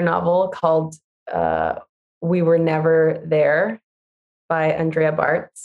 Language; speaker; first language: English; native; English